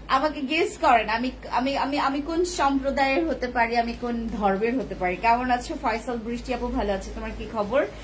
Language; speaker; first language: Bangla; non-native, local second language; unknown